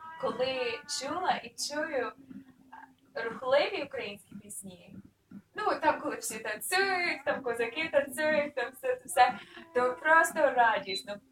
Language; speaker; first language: Ukrainian; early bilingual, other home language; English